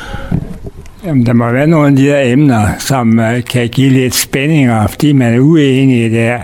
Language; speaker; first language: Danish; native; Danish